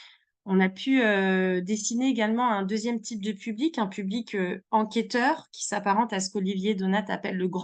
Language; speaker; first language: French; native; French